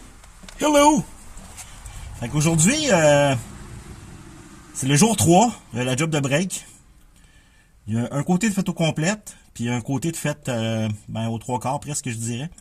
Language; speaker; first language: French; native; French